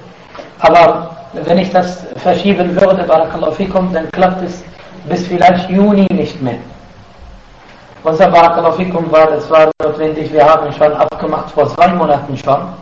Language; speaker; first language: German; non-native, fluent; Arabic